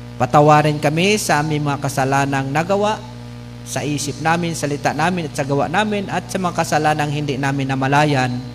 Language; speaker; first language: Filipino; non-native, local second language; Bikol